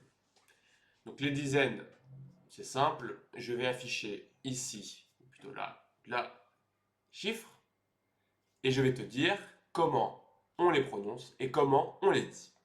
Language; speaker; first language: French; native; French